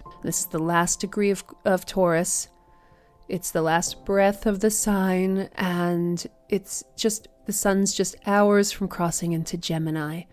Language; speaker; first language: English; native; English